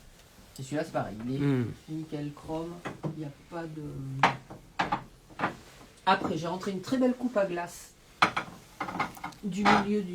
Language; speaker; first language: French; native; French